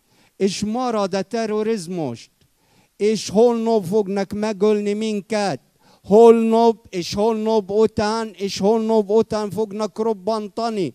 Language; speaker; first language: Hungarian; non-native, fluent; Arabic